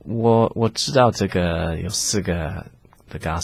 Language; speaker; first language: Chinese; early bilingual, heritage; English